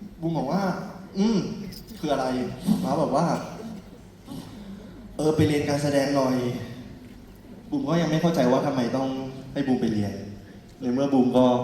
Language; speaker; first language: Thai; native; Thai